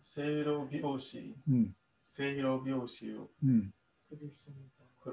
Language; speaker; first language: Japanese; native; Japanese